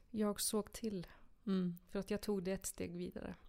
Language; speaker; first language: Swedish; non-native, fluent; Icelandic